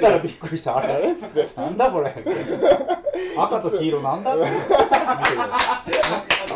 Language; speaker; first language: Japanese; native; Japanese